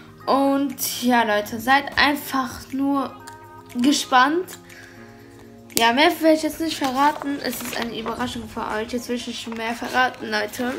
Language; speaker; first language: German; early bilingual, other home language; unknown